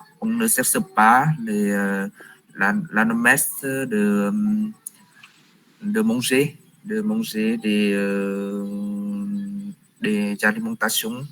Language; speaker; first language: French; non-native, learner; Vietnamese